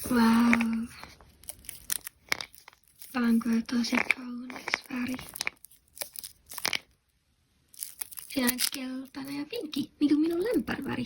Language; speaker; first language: Finnish; non-native, learner; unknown